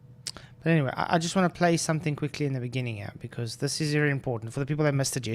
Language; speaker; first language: English; native; English